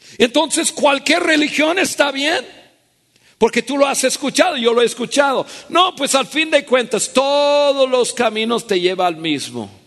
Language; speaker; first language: Spanish; non-native, fluent; English